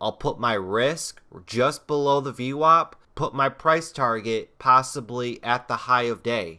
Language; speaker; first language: English; native; English